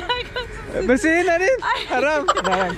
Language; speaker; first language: Indonesian; early bilingual, heritage; German